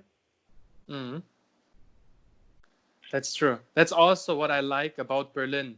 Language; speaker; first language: English; non-native, fluent; German